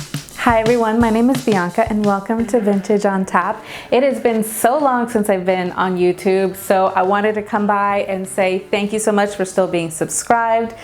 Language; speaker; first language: English; native; English